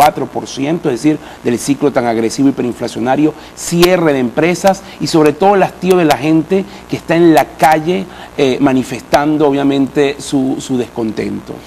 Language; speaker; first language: Spanish; native; Spanish